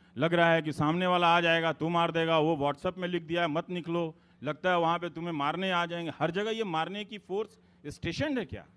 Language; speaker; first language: Hindi; native; Hindi